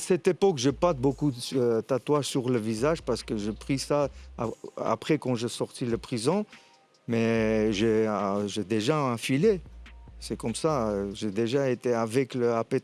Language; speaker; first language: French; non-native, fluent; Armenian